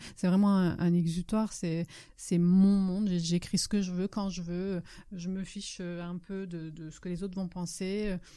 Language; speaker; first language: French; early bilingual, other home language; Italian